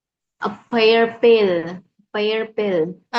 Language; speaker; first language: English; non-native, learner; Indonesian